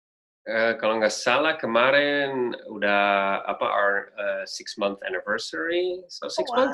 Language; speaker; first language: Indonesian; non-native, learner; Dutch